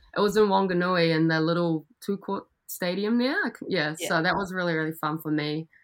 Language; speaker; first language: English; native; English